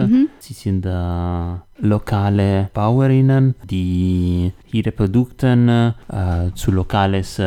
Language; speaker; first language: German; non-native, learner; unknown